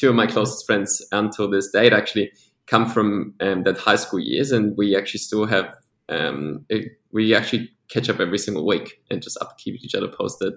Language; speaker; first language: English; non-native, fluent; Polish